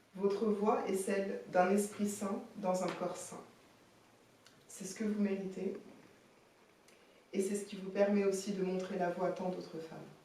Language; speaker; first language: French; native; French